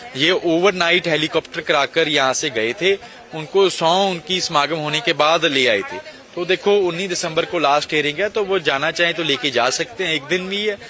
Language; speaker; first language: Hindi; non-native, local second language; Punjabi